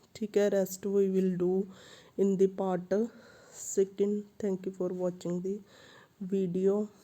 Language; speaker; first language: English; non-native, local second language; Punjabi